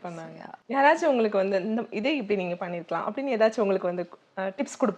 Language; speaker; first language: Tamil; native; Tamil